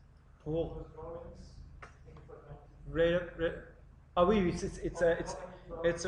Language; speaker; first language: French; non-native, fluent; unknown